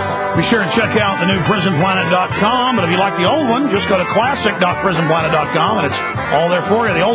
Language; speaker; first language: English; native; English